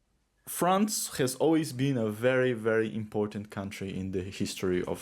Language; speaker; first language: English; non-native, fluent; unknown